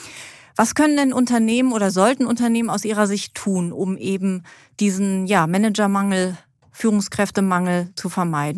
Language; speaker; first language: German; native; German